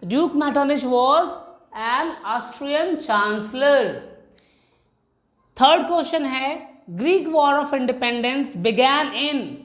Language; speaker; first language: English; non-native, local second language; Hindi